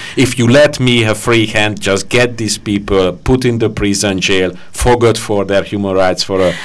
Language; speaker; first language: English; non-native, fluent; Hungarian